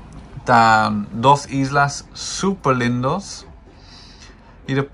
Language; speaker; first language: Spanish; non-native, fluent; English